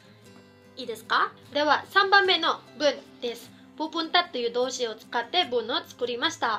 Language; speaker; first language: Japanese; non-native, fluent; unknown